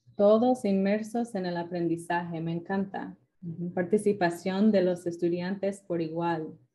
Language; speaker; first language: Spanish; non-native, fluent; English